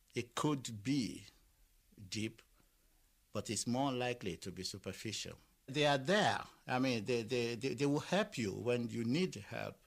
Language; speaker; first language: English; non-native, local second language; Yoruba